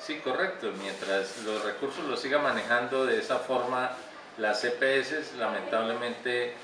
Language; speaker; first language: Spanish; native; Spanish